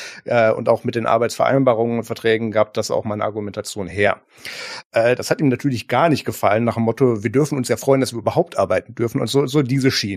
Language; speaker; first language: German; native; German